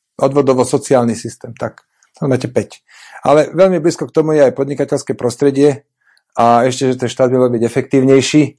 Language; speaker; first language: Slovak; native; Slovak